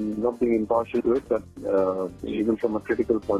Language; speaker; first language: English; non-native, local second language; Punjabi